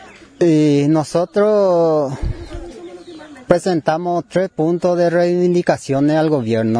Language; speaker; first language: Spanish; non-native, local second language; Guarani